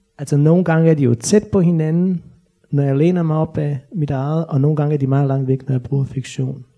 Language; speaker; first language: Danish; non-native, fluent; Bosnian